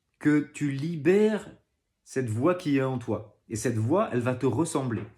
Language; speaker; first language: French; native; French